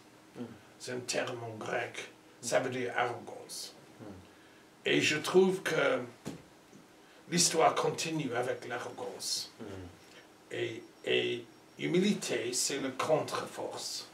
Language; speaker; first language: French; non-native, learner; English